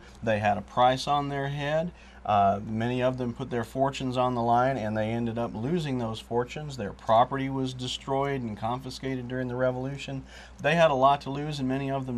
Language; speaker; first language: English; native; English